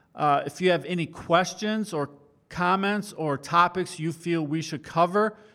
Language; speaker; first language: English; native; English